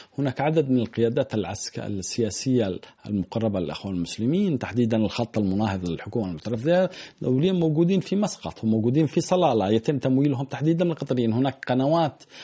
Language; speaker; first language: Arabic; native; Arabic